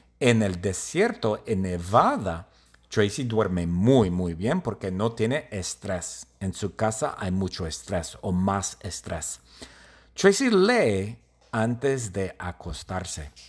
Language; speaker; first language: Spanish; non-native, learner; English